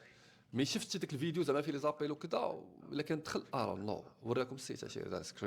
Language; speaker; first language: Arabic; native; Arabic